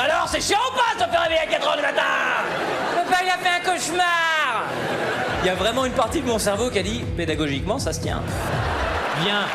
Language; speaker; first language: French; native; French